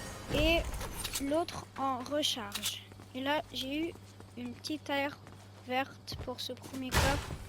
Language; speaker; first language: French; native; French